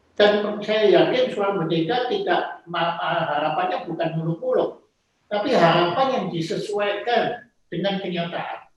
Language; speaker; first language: Indonesian; native; Indonesian